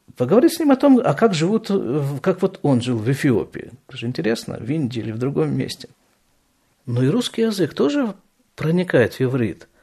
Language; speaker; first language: Russian; native; Russian